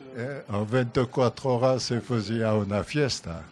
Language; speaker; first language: Spanish; non-native, learner; French